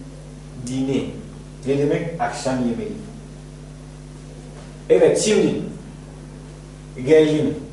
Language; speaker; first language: Turkish; non-native, fluent; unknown